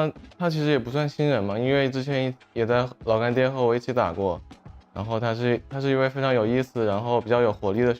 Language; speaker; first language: Chinese; native; Chinese